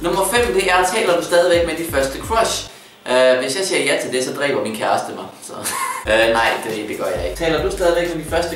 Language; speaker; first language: Danish; native; Danish